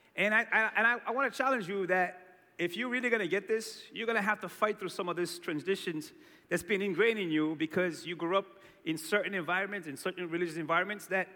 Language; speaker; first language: English; early bilingual, other home language; Portuguese